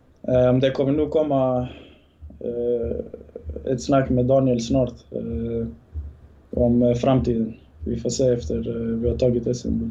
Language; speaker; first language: Swedish; early bilingual, other home language; Bosnian